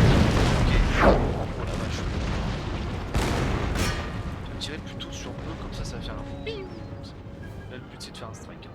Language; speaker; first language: French; native; French